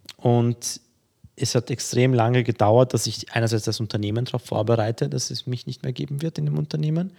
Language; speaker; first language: German; early bilingual, other home language; Polish